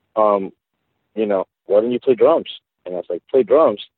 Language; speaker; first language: English; early bilingual, other home language; Spanish